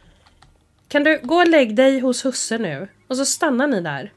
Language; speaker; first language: Swedish; native; Swedish